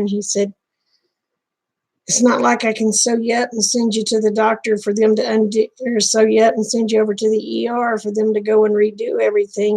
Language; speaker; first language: English; native; English